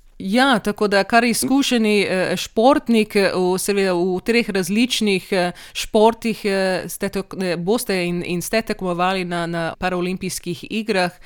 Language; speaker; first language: Slovenian; early bilingual, heritage; Slovenian